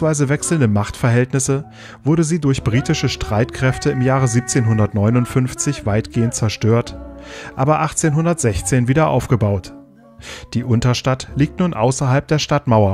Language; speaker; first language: German; native; German